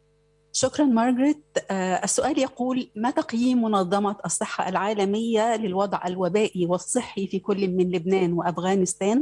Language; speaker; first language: Arabic; native; Arabic